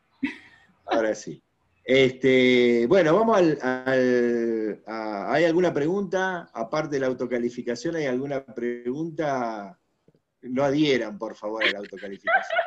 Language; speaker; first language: Spanish; native; Spanish